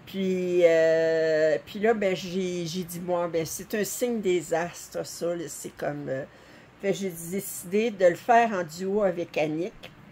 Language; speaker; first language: French; native; French